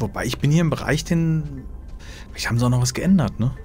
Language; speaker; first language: German; native; German